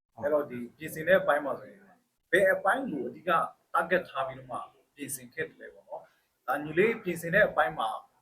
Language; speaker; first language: Burmese; native; Burmese